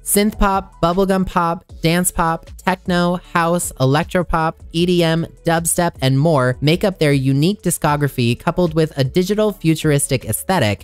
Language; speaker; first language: English; native; English